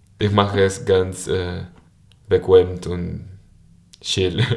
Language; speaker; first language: German; non-native, learner; Spanish